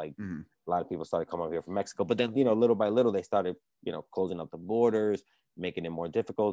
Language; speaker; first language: English; early bilingual, other home language; Spanish